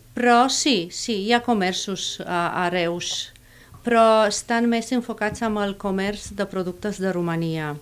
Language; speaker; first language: Catalan; non-native, fluent; Spanish